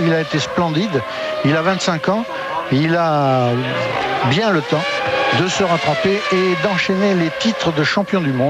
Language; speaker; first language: French; native; French